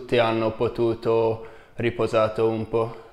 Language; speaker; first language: Italian; non-native, learner; Hungarian